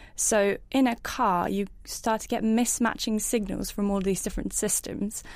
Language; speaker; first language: English; non-native, fluent; Norwegian